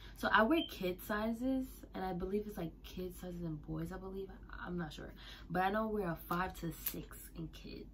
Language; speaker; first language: English; native; English